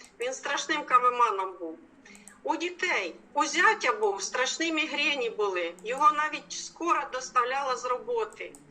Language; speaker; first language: Ukrainian; native; Ukrainian